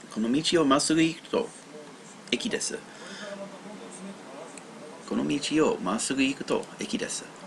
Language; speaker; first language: Japanese; non-native, learner; English